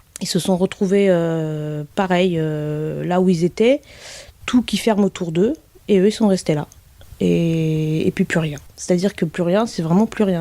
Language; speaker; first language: French; native; French